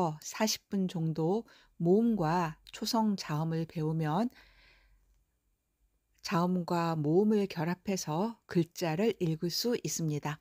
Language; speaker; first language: Korean; native; Korean